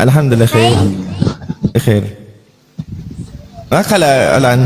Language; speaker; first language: Arabic; non-native, learner; Indonesian